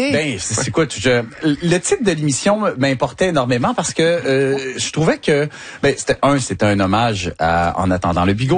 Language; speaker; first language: French; native; French